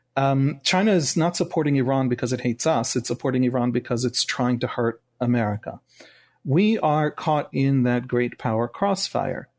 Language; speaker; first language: English; non-native, fluent; Hebrew